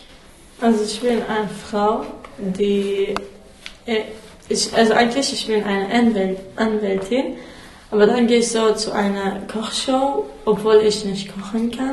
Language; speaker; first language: German; non-native, fluent; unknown